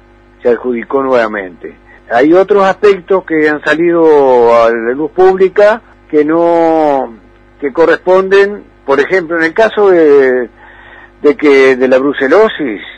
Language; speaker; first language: Spanish; native; Spanish